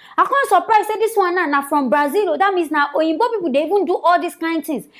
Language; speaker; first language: Nigerian Pidgin; native; Nigerian Pidgin